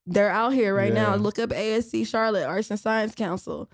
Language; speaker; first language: English; native; English